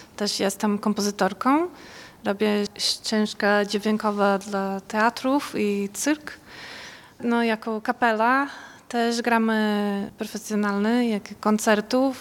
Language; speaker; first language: Polish; non-native, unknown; Portuguese